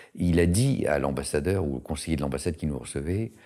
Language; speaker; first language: French; native; French